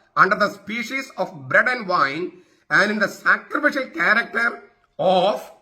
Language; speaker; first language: English; non-native, local second language; Malayalam